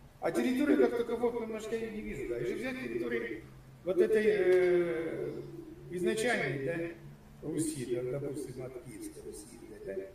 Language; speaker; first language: Russian; native; Russian